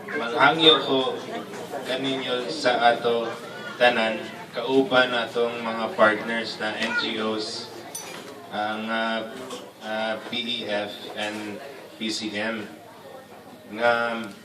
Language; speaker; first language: Cebuano; non-native, learner; Filipino